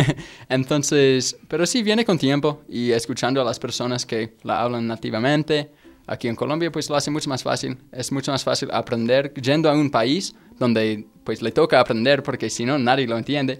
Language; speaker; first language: Spanish; non-native, fluent; English